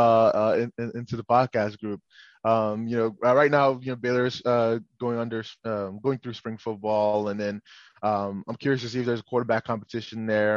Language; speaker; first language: English; non-native, local second language; Yoruba